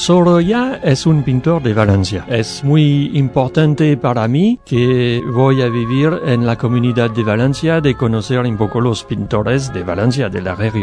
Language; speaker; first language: Spanish; non-native, learner; French